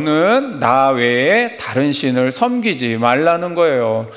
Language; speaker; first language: Korean; native; Korean